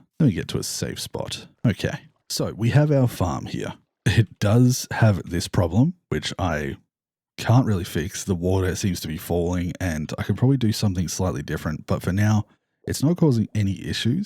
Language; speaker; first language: English; native; English